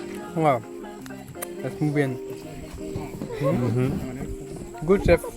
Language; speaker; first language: English; non-native, learner; French